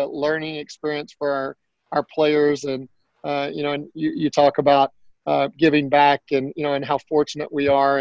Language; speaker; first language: English; native; English